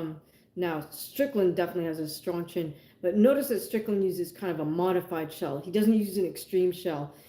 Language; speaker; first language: English; native; English